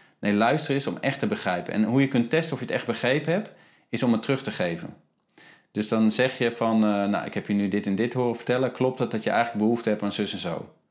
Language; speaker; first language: Dutch; native; Dutch